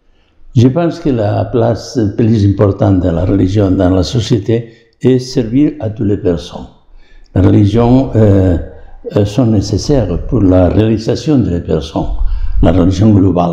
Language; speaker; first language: French; non-native, learner; Catalan